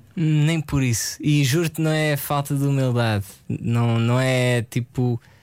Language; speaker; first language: Portuguese; early bilingual, other home language; French